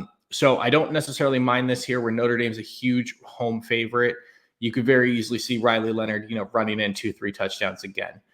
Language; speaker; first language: English; native; English